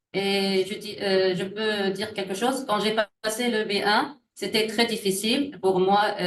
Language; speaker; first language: French; non-native, learner; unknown